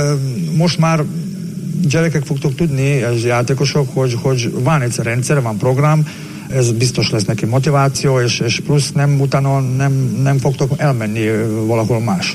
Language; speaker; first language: Hungarian; non-native, fluent; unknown